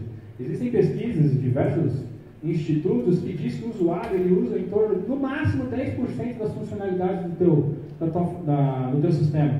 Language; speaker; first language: Portuguese; native; Portuguese